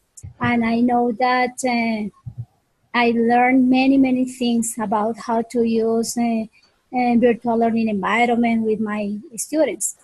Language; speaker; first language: English; non-native, fluent; Spanish